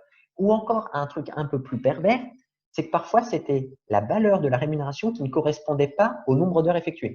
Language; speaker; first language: French; native; French